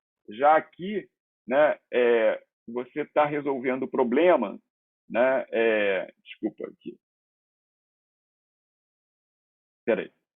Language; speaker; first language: Portuguese; native; Portuguese